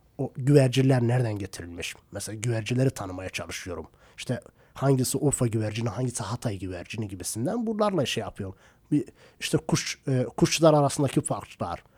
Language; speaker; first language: Turkish; non-native, local second language; Kurdish